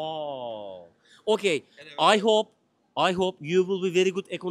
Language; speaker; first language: English; non-native, learner; Turkish